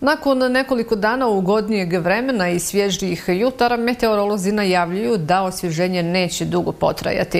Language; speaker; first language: Serbian; native; Serbian